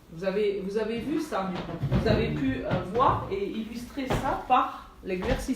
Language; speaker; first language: French; native; French